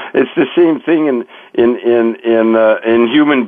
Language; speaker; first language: English; native; English